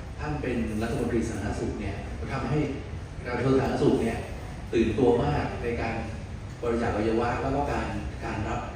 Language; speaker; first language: Thai; native; Thai